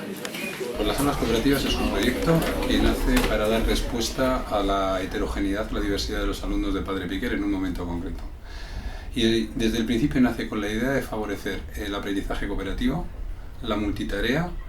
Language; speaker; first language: Spanish; native; Spanish